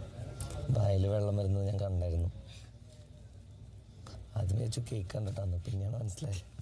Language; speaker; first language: Malayalam; native; Malayalam